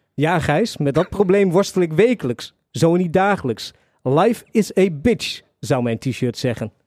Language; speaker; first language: Dutch; native; Dutch